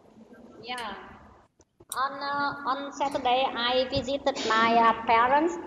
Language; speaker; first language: English; non-native, learner; Vietnamese